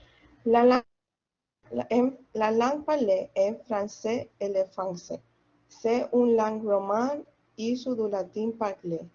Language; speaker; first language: French; non-native, learner; Spanish